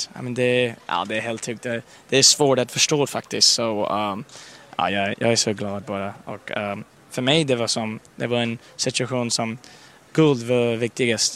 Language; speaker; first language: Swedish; early bilingual, heritage; Swedish